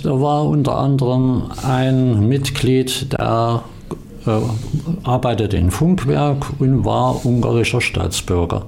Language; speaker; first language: German; native; German